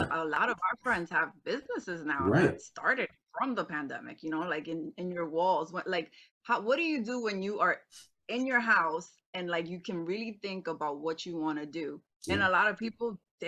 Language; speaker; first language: English; native; English